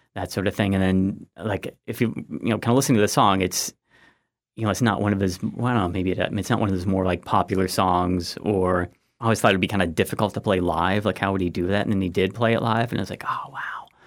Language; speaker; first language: English; native; English